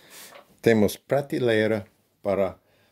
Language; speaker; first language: Portuguese; non-native, learner; Spanish